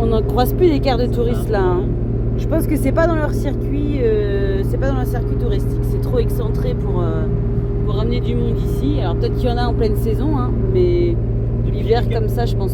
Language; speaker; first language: French; native; French